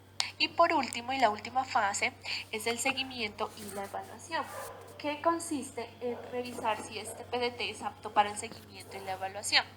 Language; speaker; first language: Spanish; native; Spanish